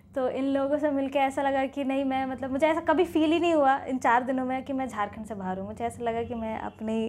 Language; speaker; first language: Hindi; native; Hindi